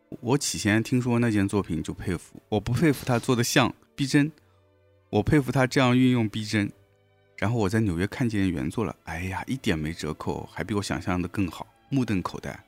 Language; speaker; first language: Chinese; native; Chinese